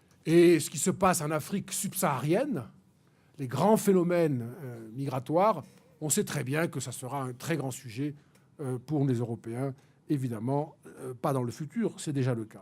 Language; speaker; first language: French; native; French